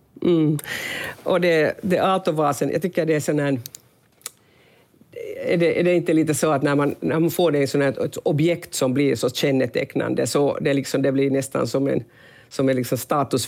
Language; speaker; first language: Swedish; non-native, local second language; Finnish